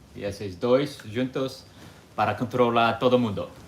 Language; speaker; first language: Portuguese; non-native, learner; English